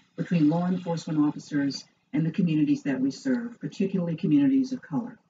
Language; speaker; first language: English; native; English